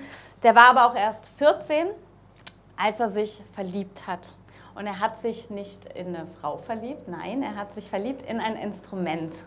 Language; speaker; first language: German; native; German